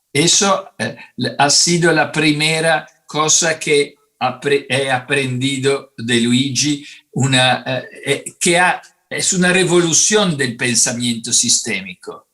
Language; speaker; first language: Spanish; non-native, fluent; Italian